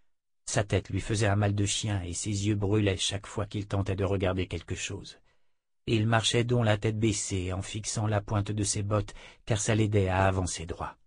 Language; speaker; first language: French; native; French